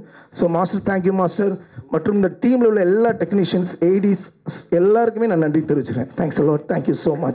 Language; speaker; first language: Tamil; native; Tamil